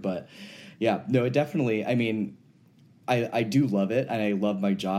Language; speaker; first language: English; native; English